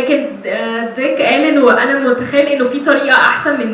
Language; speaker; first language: Arabic; native; Arabic